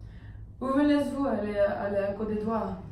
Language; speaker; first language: French; non-native, learner; English